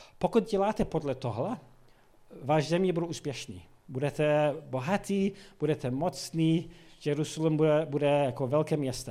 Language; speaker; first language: Czech; non-native, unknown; English